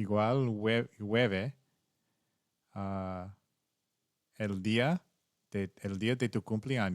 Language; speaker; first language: Spanish; non-native, learner; English